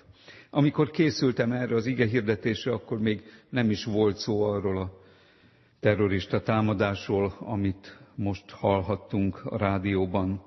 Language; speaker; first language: Hungarian; native; Hungarian